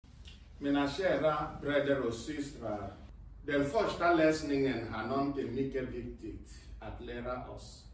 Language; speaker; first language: Swedish; non-native, fluent; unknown